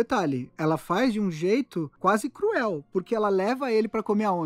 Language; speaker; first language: Portuguese; native; Portuguese